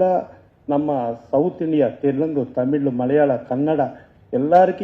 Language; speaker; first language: Tamil; non-native, learner; Telugu